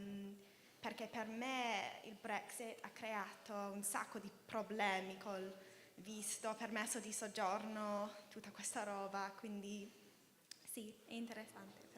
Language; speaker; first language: Italian; non-native, fluent; English